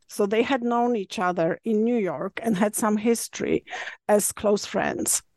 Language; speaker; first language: English; non-native, fluent; Polish